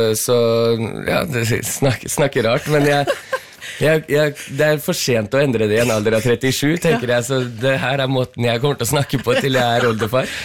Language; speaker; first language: Norwegian; early bilingual, heritage; Norwegian